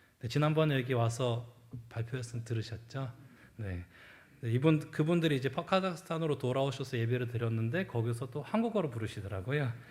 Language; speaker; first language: Korean; early bilingual, heritage; Korean